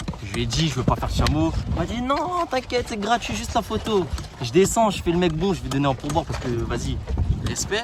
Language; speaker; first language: French; native; French